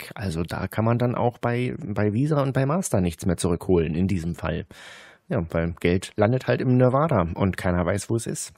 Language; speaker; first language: German; native; German